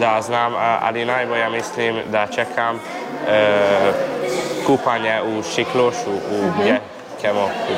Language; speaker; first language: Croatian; non-native, local second language; Hungarian